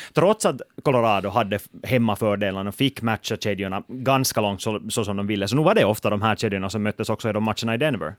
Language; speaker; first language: Swedish; native; Swedish